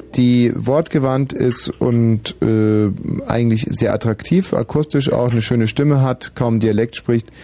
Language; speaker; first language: German; native; German